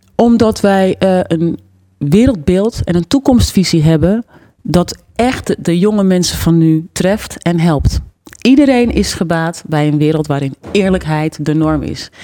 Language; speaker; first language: Dutch; native; Dutch